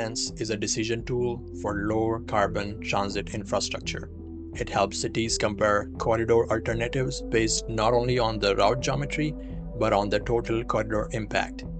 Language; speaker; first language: English; non-native, fluent; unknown